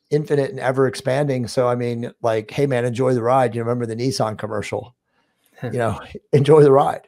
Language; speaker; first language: English; native; English